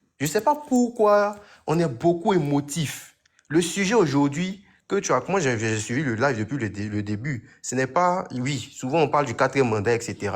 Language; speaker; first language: French; native; French